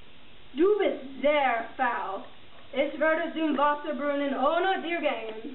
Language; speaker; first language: German; non-native, learner; English